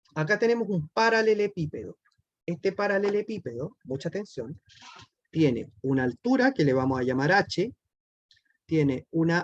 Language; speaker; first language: Spanish; native; Spanish